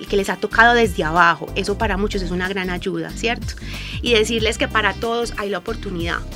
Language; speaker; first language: Spanish; native; Spanish